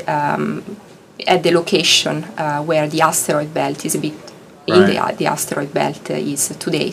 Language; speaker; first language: English; non-native, fluent; Italian